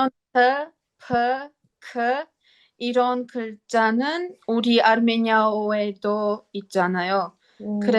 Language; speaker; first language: Korean; non-native, learner; Armenian